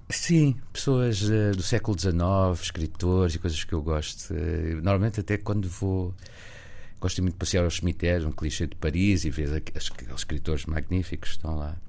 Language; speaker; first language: Portuguese; native; Portuguese